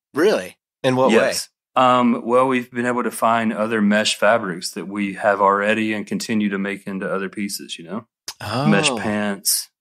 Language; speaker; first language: English; native; English